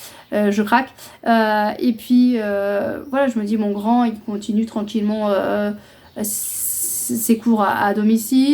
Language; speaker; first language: French; native; French